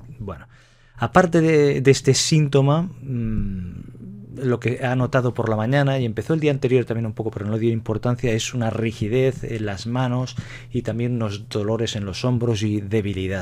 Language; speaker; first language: Spanish; native; Spanish